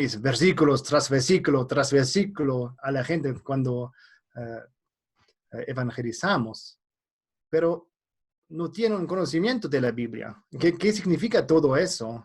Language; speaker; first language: Spanish; non-native, fluent; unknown